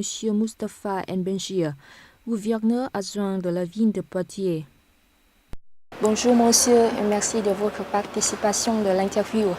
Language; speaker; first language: French; non-native, fluent; Vietnamese